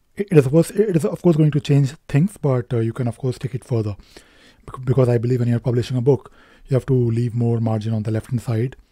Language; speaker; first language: English; non-native, local second language; Hindi